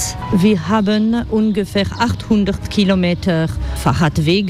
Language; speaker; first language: German; non-native, learner; French